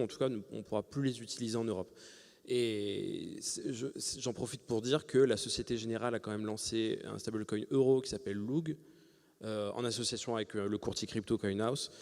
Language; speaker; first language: French; native; French